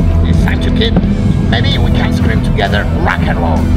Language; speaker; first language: English; non-native, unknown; French